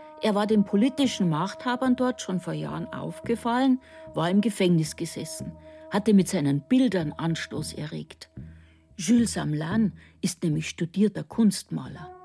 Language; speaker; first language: German; native; German